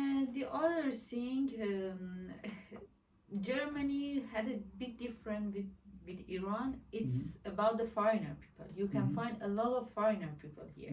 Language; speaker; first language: English; non-native, learner; Persian